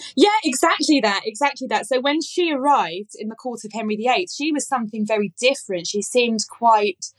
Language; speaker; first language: English; native; English